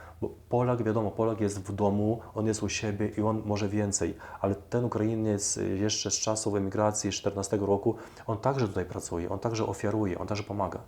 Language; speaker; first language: Polish; non-native, fluent; Ukrainian